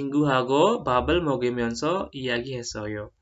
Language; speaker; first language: Korean; non-native, fluent; Indonesian